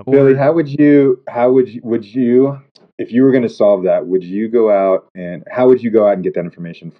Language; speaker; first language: English; native; English